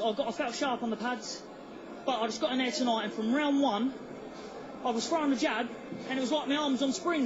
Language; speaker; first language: English; native; English